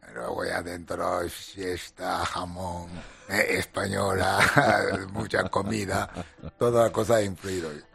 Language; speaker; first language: Spanish; non-native, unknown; Japanese